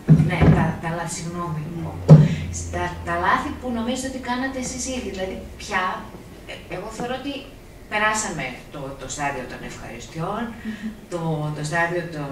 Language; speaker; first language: Greek; native; Greek